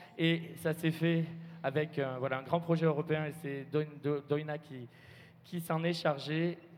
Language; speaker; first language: French; native; French